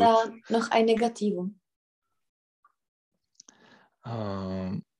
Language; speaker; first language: German; non-native, fluent; Czech